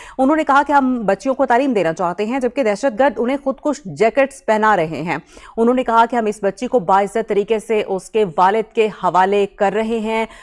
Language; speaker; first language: Urdu; native; Urdu